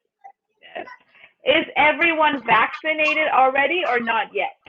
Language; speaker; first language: English; non-native, fluent; Spanish